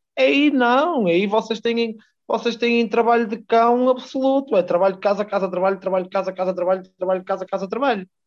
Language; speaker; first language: Portuguese; native; Portuguese